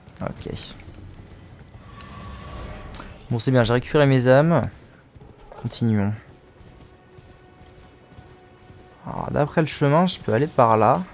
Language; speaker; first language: French; native; French